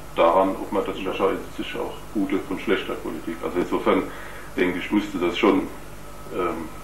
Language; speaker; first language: German; native; German